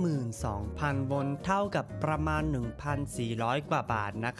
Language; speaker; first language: Thai; non-native, fluent; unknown